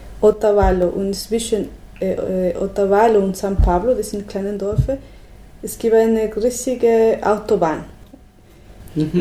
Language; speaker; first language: German; non-native, learner; Spanish